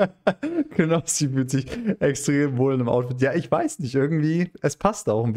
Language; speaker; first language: German; native; German